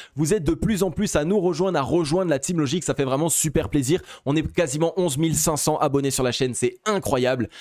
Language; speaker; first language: French; native; French